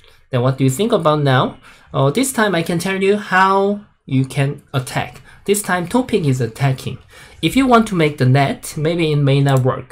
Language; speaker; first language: English; non-native, fluent; Korean